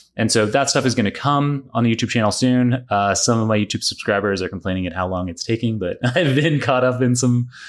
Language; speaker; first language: English; native; English